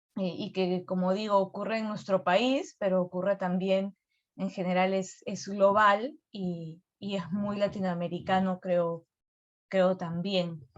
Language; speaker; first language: Spanish; native; Spanish